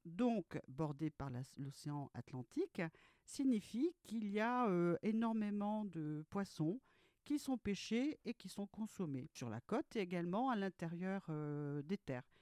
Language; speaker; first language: French; early bilingual, other home language; Portuguese